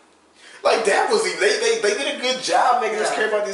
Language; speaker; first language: English; native; English